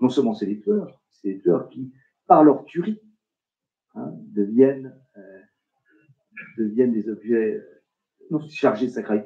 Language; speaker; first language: French; native; French